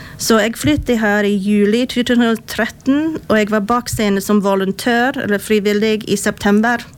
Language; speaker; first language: Norwegian; non-native, fluent; English